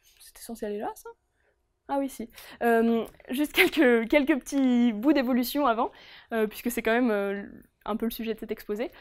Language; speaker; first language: French; native; French